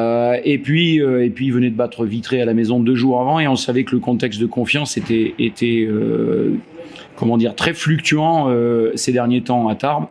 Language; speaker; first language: French; native; French